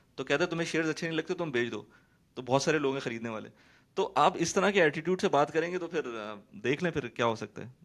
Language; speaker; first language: Urdu; native; Urdu